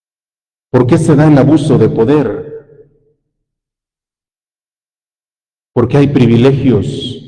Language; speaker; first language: Spanish; native; Spanish